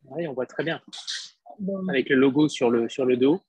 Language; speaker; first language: French; native; French